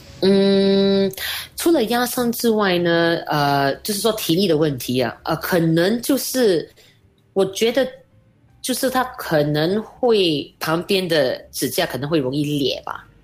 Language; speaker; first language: Chinese; native; Chinese